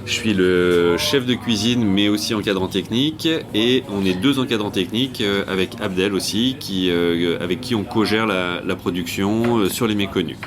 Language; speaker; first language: French; native; French